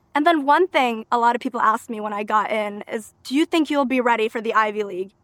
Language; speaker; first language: English; early bilingual, other home language; Albanian